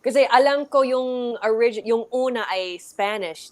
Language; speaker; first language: Filipino; early bilingual, heritage; English